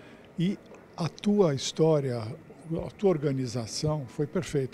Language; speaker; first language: Portuguese; native; Portuguese